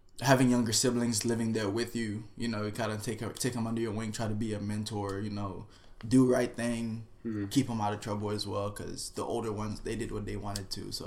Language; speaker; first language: English; non-native, fluent; Haitian Creole